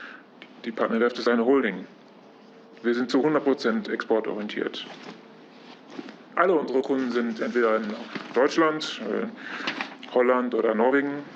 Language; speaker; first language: German; non-native, fluent; Polish